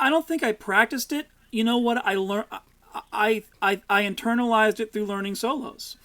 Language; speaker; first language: English; native; English